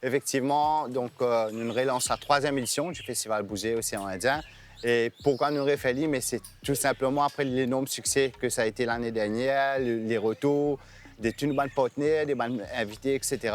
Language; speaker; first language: French; non-native, local second language; Morisyen